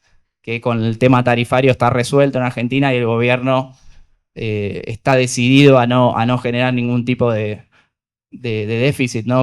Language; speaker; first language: Spanish; native; Spanish